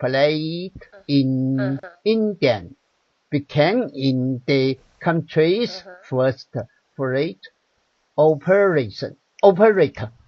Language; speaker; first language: English; non-native, learner; Chinese